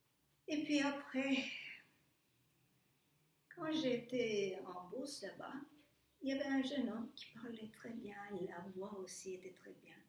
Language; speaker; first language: French; non-native, fluent; Turkish